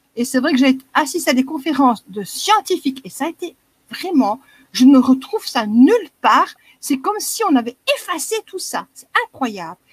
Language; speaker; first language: French; native; French